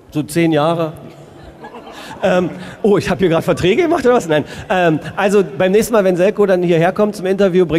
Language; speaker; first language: German; native; German